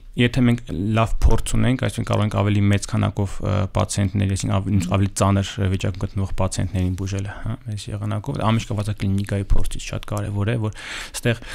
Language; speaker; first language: Armenian; native; Armenian